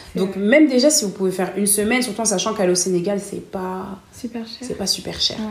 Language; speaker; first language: French; native; French